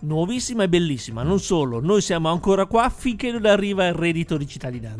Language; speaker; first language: Italian; native; Italian